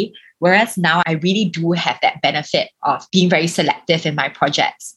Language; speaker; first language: English; native; English